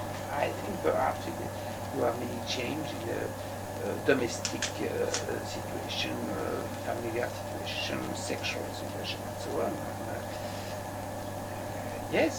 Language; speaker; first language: English; non-native, learner; French